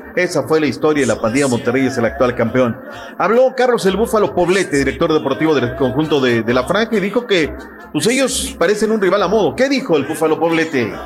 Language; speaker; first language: Spanish; native; Spanish